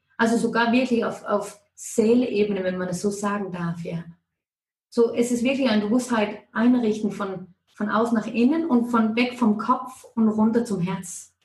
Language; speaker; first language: German; non-native, fluent; Danish